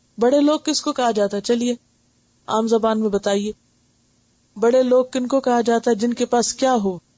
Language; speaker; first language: Urdu; non-native, local second language; Punjabi